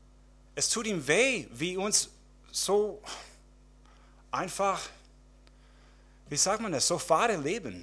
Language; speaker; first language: German; non-native, fluent; English